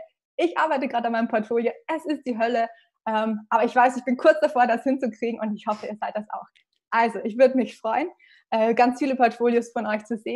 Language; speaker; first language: German; native; German